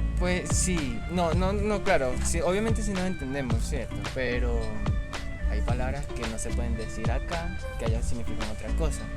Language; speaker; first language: Spanish; native; Spanish